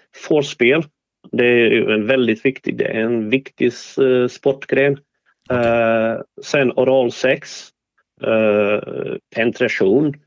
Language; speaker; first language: Swedish; non-native, fluent; Bosnian